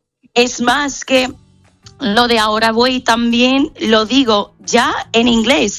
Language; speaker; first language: Spanish; non-native, fluent; English